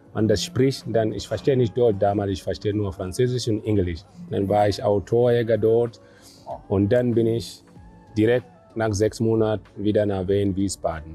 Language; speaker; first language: German; non-native, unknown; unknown